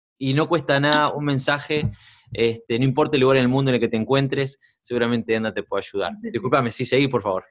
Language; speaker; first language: Spanish; native; Spanish